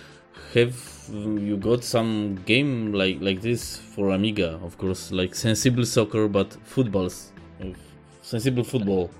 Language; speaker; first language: English; non-native, fluent; Polish